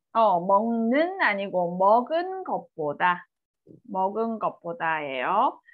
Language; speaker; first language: Korean; native; Korean